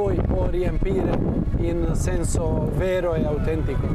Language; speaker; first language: Italian; non-native, fluent; Croatian